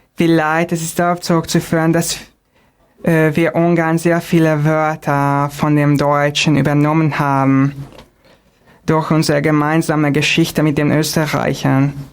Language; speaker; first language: German; non-native, fluent; Hungarian